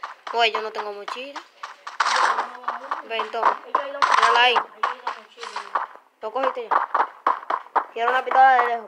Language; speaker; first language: Spanish; native; Spanish